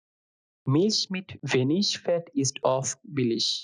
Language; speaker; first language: German; non-native, fluent; Bangla